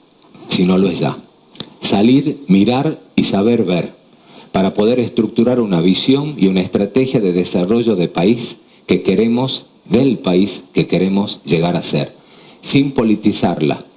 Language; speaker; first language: Spanish; native; Spanish